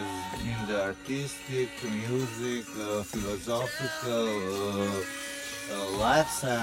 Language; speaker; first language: English; non-native, learner; Slovenian